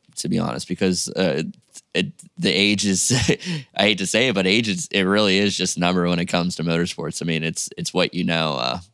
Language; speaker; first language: English; native; English